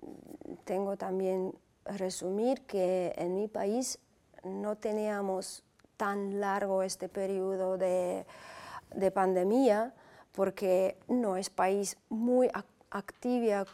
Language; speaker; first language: Spanish; non-native, fluent; Uzbek